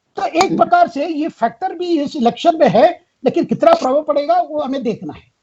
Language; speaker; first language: Hindi; non-native, local second language; Tamil